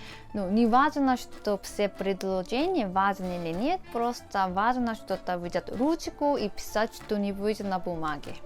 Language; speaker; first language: Russian; non-native, fluent; Korean